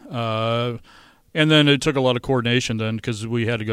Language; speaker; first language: English; native; English